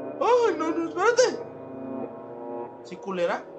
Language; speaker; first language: Spanish; native; Spanish